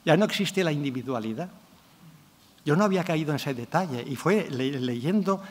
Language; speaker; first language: Spanish; non-native, local second language; Catalan